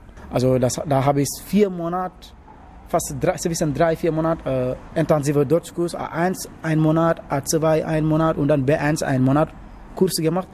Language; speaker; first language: German; non-native, learner; Wolof